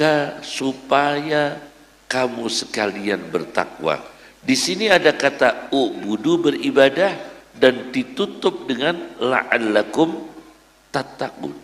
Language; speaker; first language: Indonesian; native; Indonesian